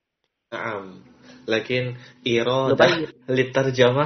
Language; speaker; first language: Arabic; non-native, fluent; Indonesian